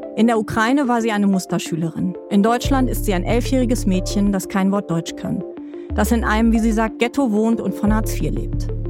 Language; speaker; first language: German; native; German